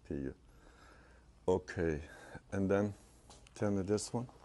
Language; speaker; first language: English; non-native, learner; Turkish